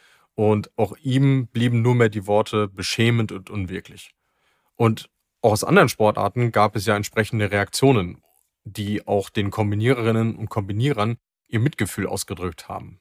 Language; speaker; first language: German; native; German